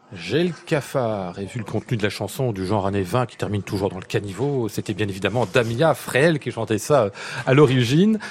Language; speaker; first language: French; native; French